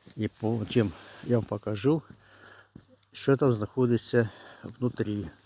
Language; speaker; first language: Ukrainian; non-native, local second language; Russian